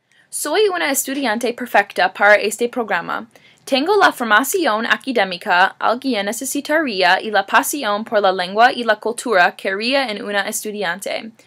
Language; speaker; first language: Spanish; non-native, learner; English